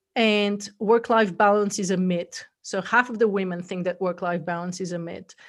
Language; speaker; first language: English; non-native, fluent; Bulgarian